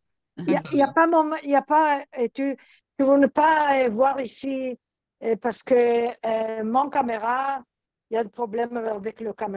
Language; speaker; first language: French; non-native, learner; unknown